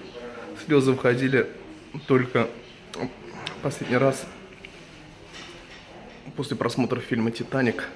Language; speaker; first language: Russian; non-native, local second language; Tatar